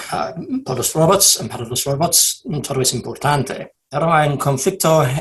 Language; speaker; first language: Spanish; non-native, fluent; English